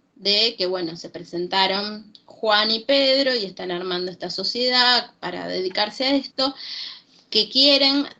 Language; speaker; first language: Spanish; native; Spanish